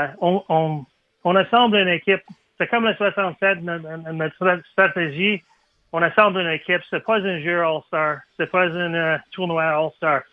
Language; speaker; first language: French; non-native, learner; English